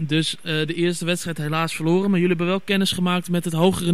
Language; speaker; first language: Dutch; native; Dutch